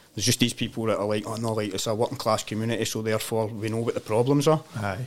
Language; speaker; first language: English; native; English